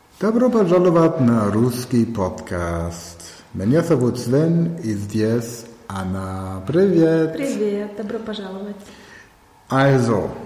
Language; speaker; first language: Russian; non-native, learner; German